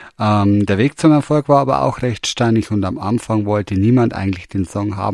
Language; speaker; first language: German; native; German